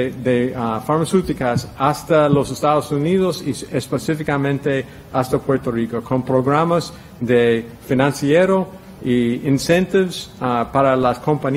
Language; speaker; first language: Spanish; non-native, fluent; English